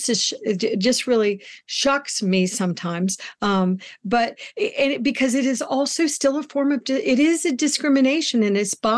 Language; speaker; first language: English; native; English